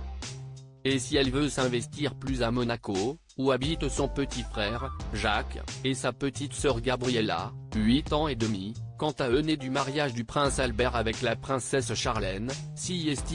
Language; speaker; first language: French; native; French